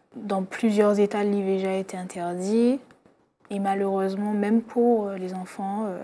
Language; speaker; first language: French; native; French